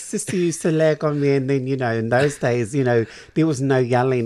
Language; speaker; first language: English; native; English